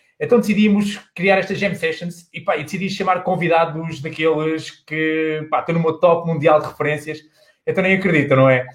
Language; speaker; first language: Portuguese; native; Portuguese